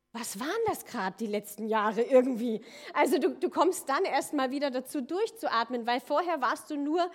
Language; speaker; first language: German; native; German